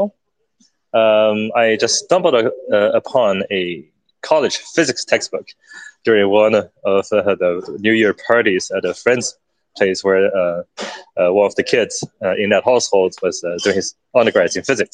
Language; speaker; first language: English; early bilingual, other home language; Chinese